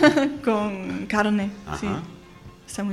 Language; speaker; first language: Spanish; non-native, fluent; German